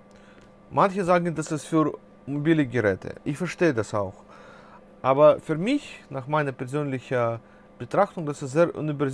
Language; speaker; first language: German; non-native, fluent; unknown